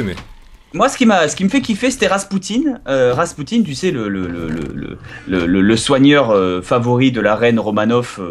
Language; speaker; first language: French; native; French